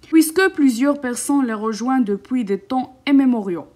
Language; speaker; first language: French; non-native, local second language; Arabic